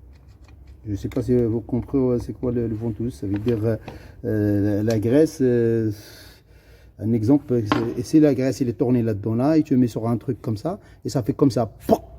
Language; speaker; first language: French; non-native, fluent; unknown